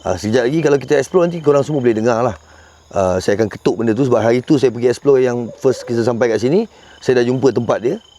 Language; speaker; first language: Malay; native; Malay